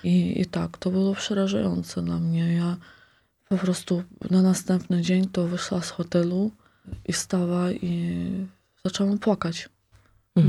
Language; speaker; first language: Polish; non-native, fluent; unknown